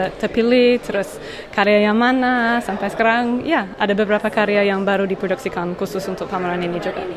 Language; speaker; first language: Indonesian; non-native, fluent; English